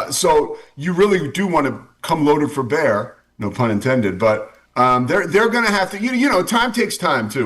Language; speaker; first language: English; native; English